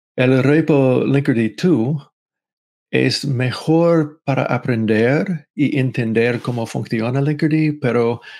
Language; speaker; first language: Spanish; non-native, fluent; English